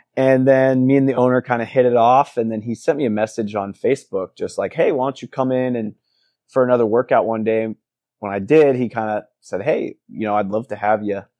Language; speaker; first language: English; native; English